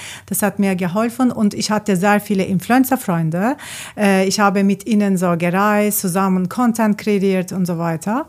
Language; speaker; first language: German; non-native, learner; Turkish